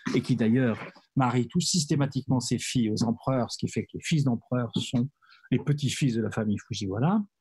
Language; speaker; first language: French; native; French